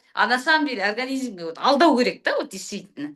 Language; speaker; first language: Russian; non-native, local second language; Kazakh